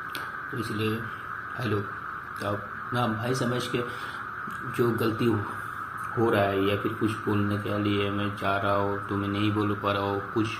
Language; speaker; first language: Hindi; non-native, local second language; Assamese